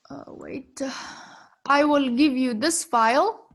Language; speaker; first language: English; non-native, fluent; Tibetan